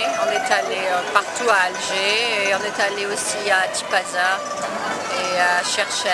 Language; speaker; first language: French; native; French